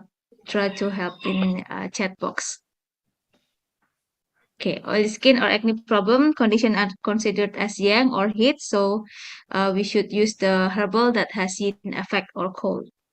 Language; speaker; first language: English; non-native, fluent; Indonesian